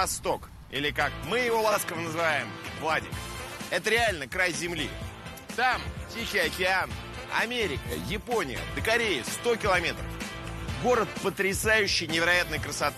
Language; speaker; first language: Russian; native; Russian